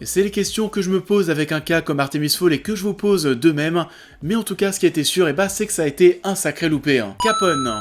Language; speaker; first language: French; native; French